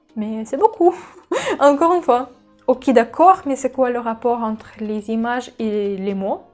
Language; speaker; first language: French; non-native, fluent; Russian